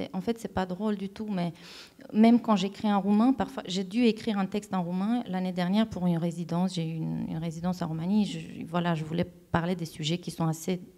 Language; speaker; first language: French; non-native, fluent; Romanian